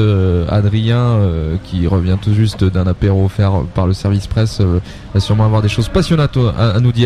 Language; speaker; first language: French; native; French